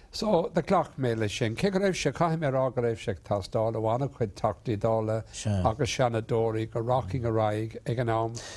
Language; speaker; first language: Irish; non-native, local second language; English